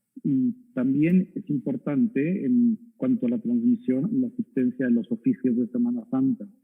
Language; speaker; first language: Spanish; native; Spanish